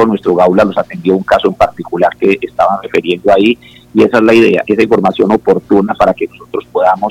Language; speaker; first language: Spanish; native; Spanish